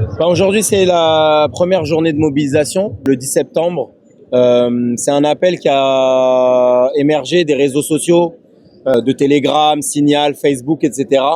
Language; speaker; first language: French; native; French